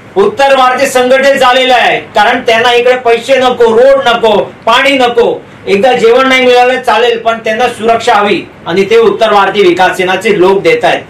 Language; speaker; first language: Marathi; non-native, local second language; Hindi